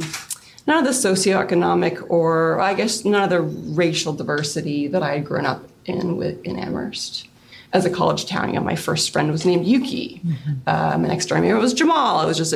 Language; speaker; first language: English; native; English